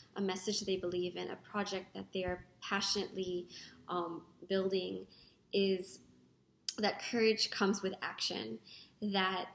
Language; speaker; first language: English; non-native, local second language; Filipino